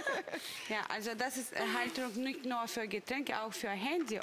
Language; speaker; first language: German; non-native, learner; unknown